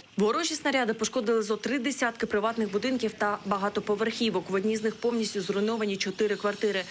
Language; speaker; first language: Ukrainian; native; Ukrainian